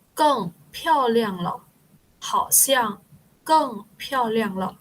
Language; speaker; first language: Chinese; non-native, fluent; Thai